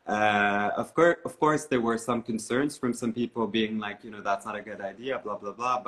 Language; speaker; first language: English; non-native, fluent; Arabic